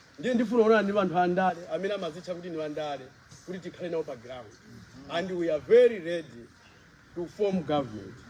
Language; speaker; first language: Nyanja; native; Nyanja